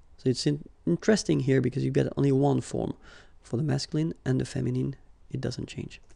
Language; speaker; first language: English; non-native, fluent; French